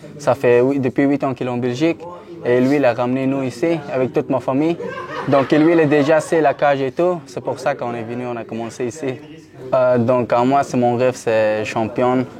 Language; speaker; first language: French; non-native, learner; Persian